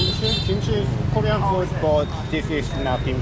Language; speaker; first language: English; non-native, learner; Korean